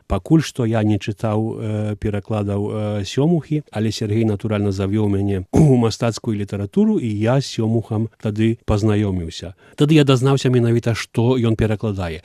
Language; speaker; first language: Belarusian; early bilingual, heritage; Belarusian